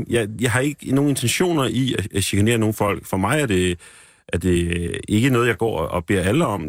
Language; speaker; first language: Danish; native; Danish